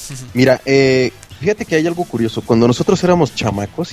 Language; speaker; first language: Spanish; native; Spanish